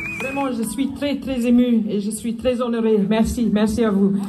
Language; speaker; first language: French; non-native, fluent; Afrikaans